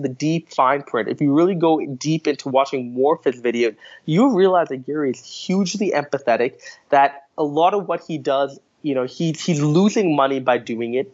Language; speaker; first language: English; native; English